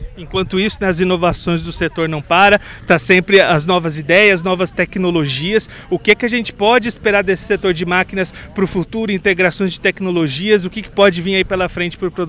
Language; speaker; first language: Portuguese; native; Portuguese